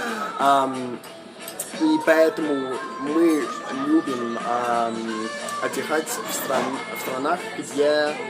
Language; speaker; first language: Russian; non-native, fluent; English